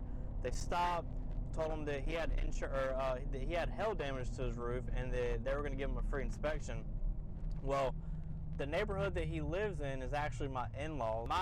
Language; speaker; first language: English; native; English